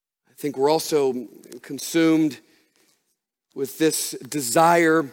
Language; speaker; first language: English; native; English